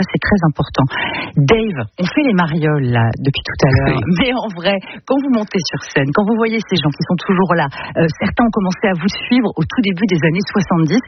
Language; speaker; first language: French; native; French